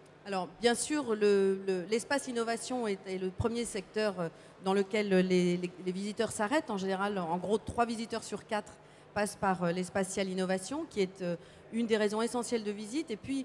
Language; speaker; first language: French; native; French